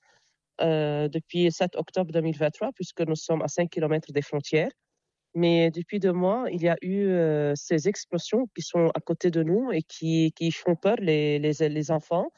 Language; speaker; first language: French; non-native, local second language; Arabic